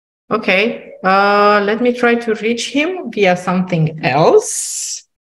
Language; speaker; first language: English; non-native, fluent; Romanian